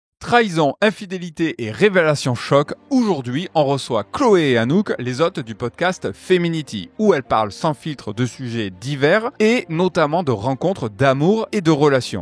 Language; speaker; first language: French; native; French